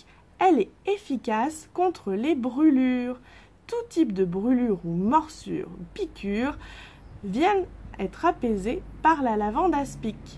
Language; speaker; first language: French; native; French